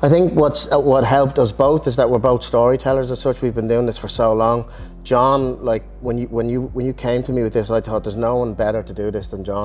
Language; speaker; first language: English; native; English